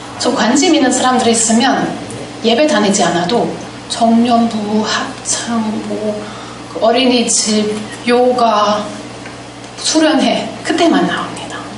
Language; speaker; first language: Korean; non-native, fluent; German